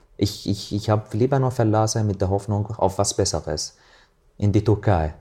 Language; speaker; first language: German; non-native, fluent; Arabic